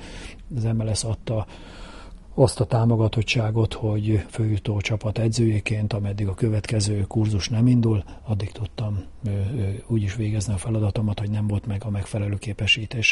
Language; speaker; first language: Hungarian; native; Hungarian